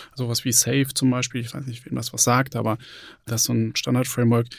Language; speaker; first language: German; native; German